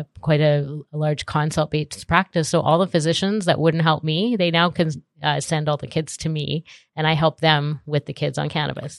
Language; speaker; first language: English; native; English